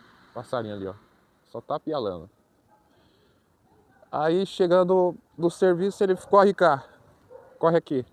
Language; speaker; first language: Portuguese; native; Portuguese